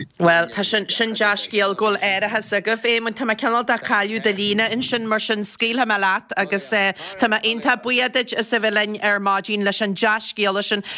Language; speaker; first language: Irish; native; Irish